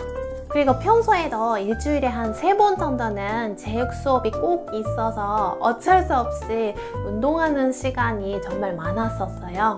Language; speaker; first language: Korean; non-native, fluent; Japanese